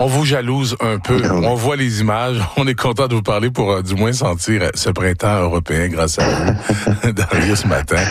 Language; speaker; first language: French; native; French